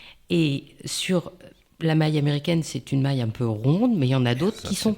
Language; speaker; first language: French; native; French